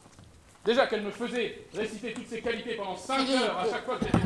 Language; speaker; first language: French; native; French